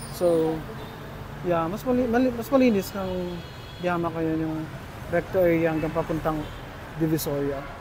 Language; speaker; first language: Filipino; native; Filipino